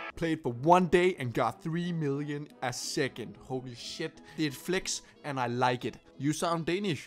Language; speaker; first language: English; non-native, fluent; Danish